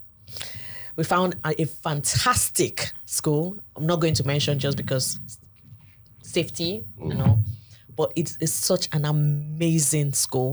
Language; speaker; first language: English; non-native, local second language; Igbo